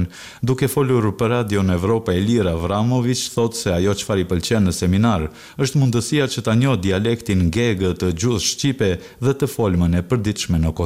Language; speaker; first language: Albanian; native; Albanian